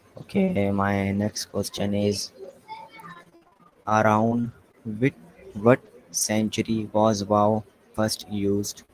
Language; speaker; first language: English; non-native, learner; Urdu